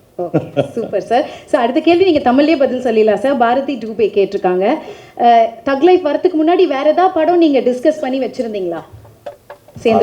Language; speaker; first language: Tamil; native; Tamil